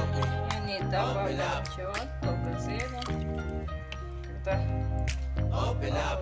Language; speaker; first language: Russian; non-native, learner; Tajik